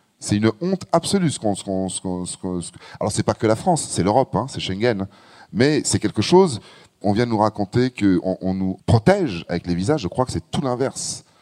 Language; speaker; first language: French; native; French